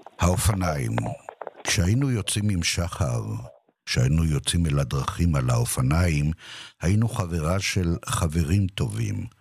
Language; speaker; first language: Hebrew; native; Hebrew